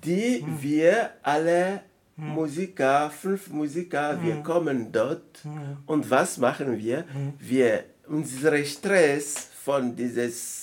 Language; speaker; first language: German; non-native, learner; French